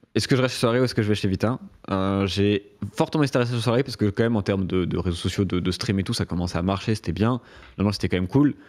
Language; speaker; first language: French; native; French